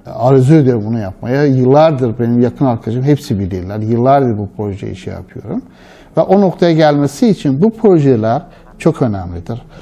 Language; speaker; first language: Turkish; non-native, fluent; Persian